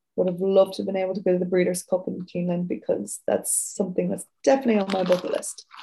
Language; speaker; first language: English; native; English